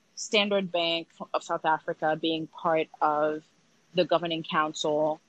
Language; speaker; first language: English; early bilingual, other home language; Haitian Creole